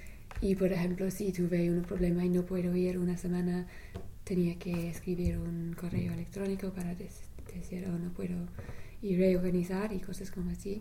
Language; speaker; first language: Spanish; non-native, learner; English